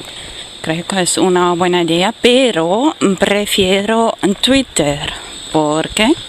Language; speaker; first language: Spanish; non-native, fluent; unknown